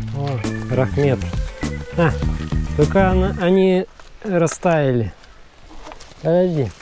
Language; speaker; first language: Russian; native; Russian